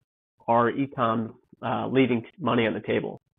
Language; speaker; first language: English; native; English